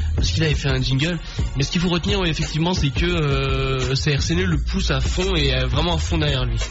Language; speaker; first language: French; native; French